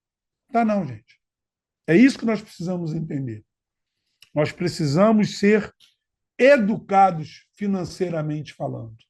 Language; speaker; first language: Portuguese; native; Portuguese